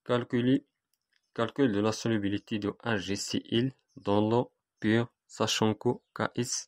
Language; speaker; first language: French; non-native, local second language; Arabic